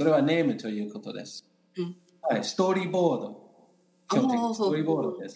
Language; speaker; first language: Japanese; non-native, learner; English